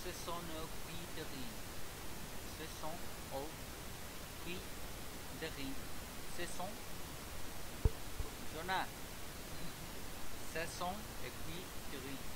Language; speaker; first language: French; non-native, learner; Spanish